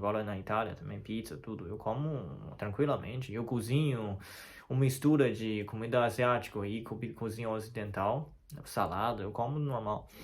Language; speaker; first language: Portuguese; non-native, fluent; Chinese